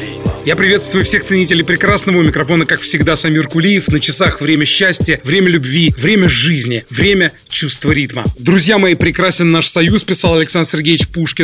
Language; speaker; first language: Russian; native; Russian